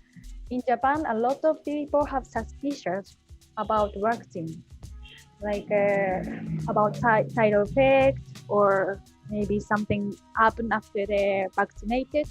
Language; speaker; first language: English; non-native, fluent; Japanese